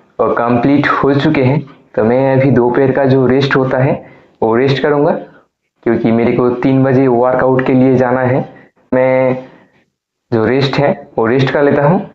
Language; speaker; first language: Hindi; non-native, local second language; Bangla